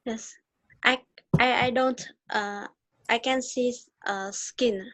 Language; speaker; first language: English; non-native, learner; Vietnamese